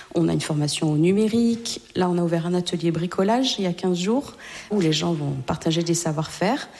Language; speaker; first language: French; native; French